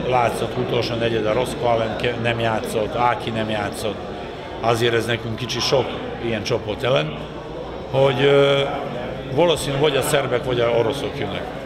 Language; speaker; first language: Hungarian; non-native, fluent; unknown